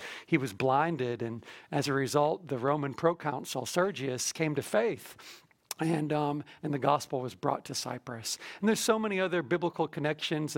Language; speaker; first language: English; native; English